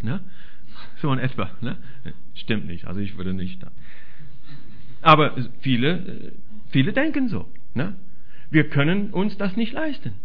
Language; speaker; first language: German; non-native, fluent; English